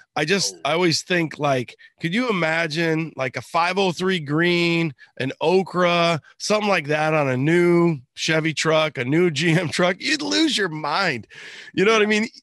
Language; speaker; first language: English; native; English